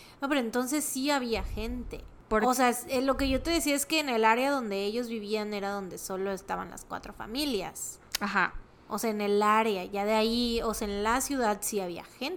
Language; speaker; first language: Spanish; native; Spanish